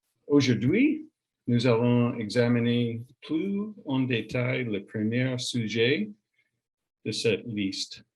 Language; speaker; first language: French; non-native, learner; English